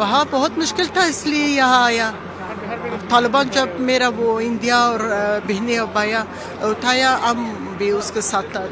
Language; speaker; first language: Hindi; non-native, learner; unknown